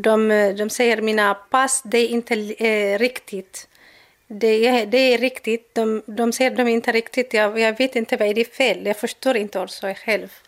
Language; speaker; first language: Swedish; non-native, learner; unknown